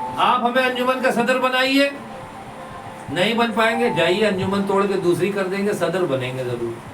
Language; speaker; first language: Urdu; native; Urdu